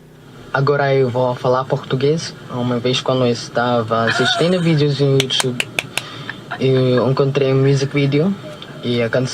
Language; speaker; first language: Portuguese; non-native, learner; Filipino